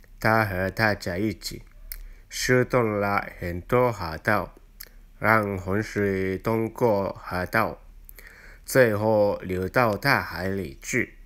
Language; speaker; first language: Chinese; non-native, learner; Japanese